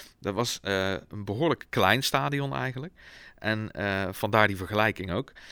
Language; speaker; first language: Dutch; native; Dutch